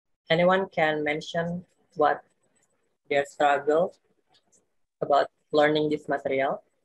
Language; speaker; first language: English; non-native, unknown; Indonesian